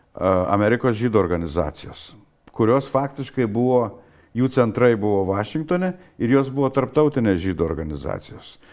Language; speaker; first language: Lithuanian; native; Lithuanian